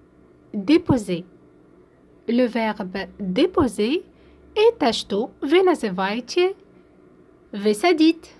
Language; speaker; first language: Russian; non-native, fluent; French